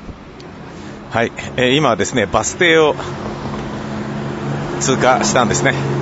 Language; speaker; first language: Japanese; native; Japanese